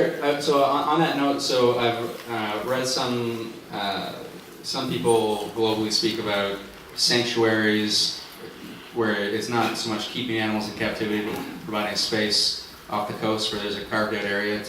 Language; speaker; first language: English; native; English